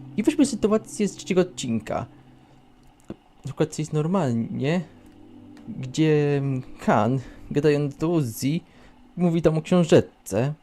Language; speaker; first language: Polish; native; Polish